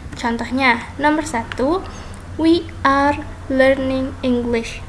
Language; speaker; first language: English; non-native, fluent; Indonesian